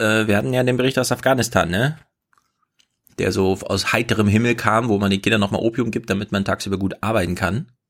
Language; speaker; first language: German; native; German